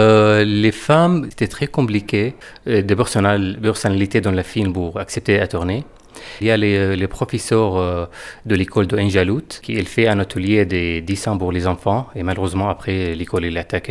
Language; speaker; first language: French; non-native, fluent; Arabic